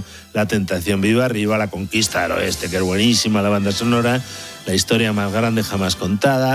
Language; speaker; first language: Spanish; native; Spanish